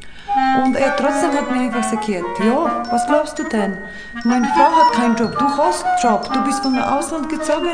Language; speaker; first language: German; non-native, learner; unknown